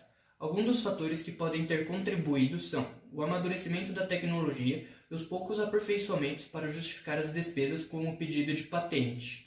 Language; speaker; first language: Portuguese; native; Portuguese